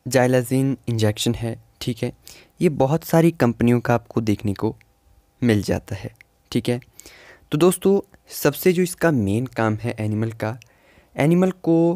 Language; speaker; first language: Hindi; native; Hindi